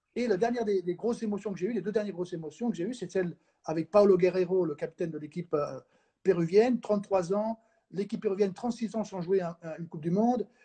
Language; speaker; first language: French; non-native, fluent; Spanish